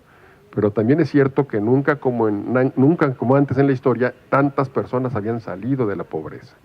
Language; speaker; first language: Spanish; native; Spanish